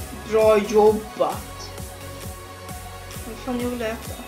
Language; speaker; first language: Swedish; early bilingual, other home language; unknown